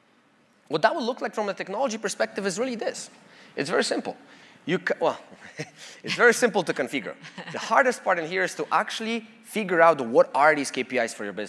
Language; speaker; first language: English; non-native, fluent; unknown